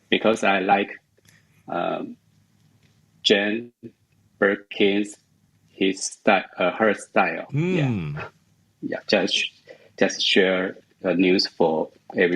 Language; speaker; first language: English; non-native, learner; Chinese